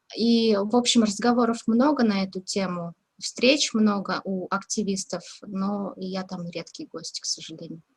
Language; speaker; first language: Russian; non-native, local second language; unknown